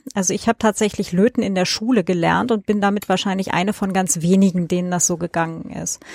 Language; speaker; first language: German; native; German